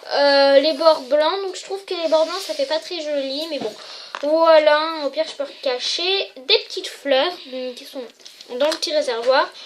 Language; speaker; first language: French; native; French